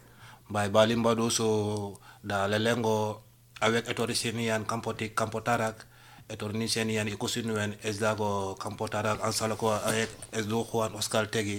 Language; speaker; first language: Basque; non-native, learner; Wolof